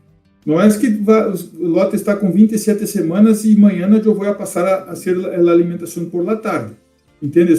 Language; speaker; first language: Spanish; non-native, fluent; Portuguese